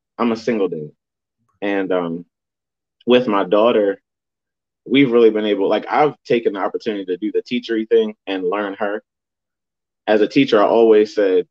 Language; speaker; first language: English; native; English